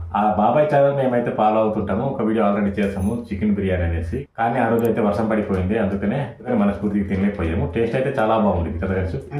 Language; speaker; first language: Telugu; non-native, local second language; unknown